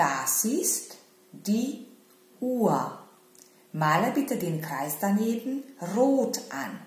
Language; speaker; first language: German; non-native, fluent; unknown